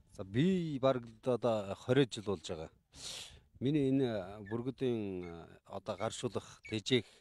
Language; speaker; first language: Mongolian; non-native, local second language; Kazakh